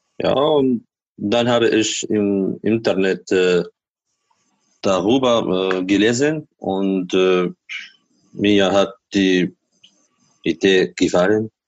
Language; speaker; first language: German; non-native, learner; Arabic